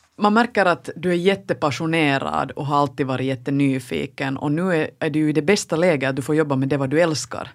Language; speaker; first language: Swedish; native; Swedish